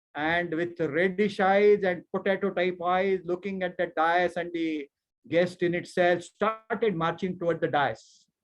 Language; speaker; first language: English; non-native, local second language; Marathi